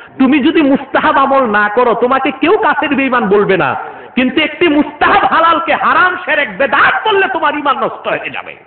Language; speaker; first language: Bangla; non-native, local second language; Urdu